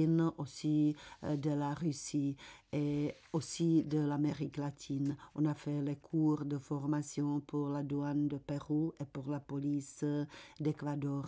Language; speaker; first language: French; non-native, fluent; Czech